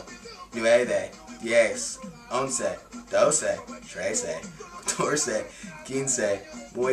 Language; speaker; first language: Spanish; non-native, learner; English